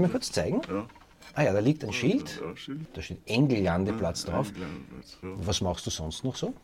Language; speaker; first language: German; native; German